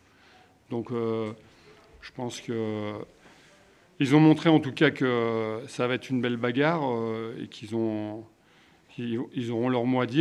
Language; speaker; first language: French; native; French